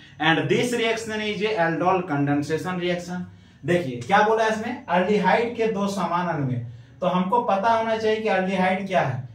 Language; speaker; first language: Hindi; native; Hindi